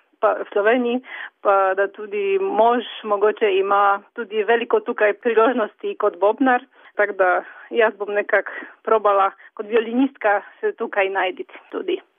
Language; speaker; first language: Slovenian; non-native, fluent; Polish